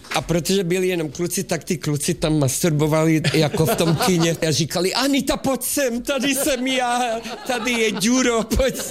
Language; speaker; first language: Czech; non-native, local second language; Hungarian